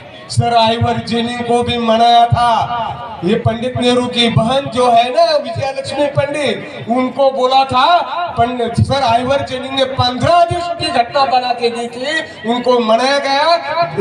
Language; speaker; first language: Hindi; native; Hindi